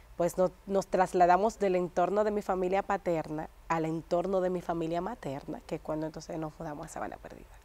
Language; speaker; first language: Spanish; native; Spanish